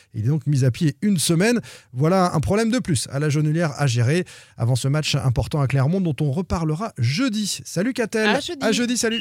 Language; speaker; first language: French; native; French